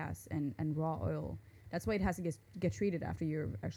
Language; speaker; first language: English; non-native, fluent; Norwegian